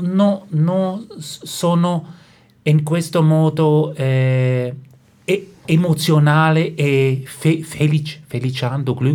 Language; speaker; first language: Italian; non-native, learner; German